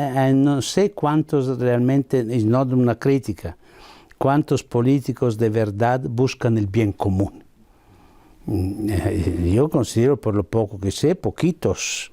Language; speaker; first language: Spanish; non-native, fluent; Italian